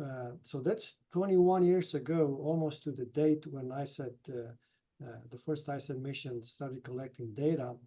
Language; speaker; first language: English; non-native, fluent; Romanian